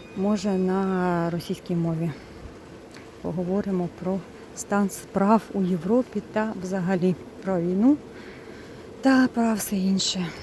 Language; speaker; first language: Ukrainian; native; Ukrainian